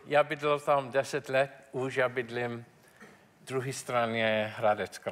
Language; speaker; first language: Czech; non-native, learner; English